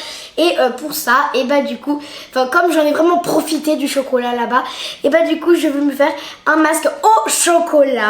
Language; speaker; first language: French; native; French